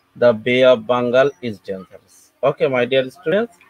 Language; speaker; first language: English; non-native, local second language; Bangla